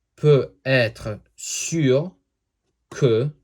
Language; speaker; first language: French; non-native, learner; English